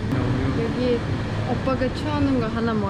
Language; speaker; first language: Korean; non-native, learner; Turkish